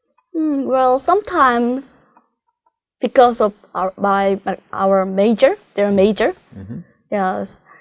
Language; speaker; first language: English; non-native, learner; Korean